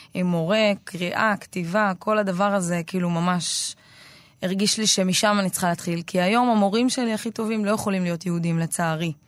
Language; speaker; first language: Hebrew; native; Hebrew